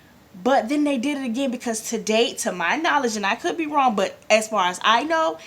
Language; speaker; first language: English; native; English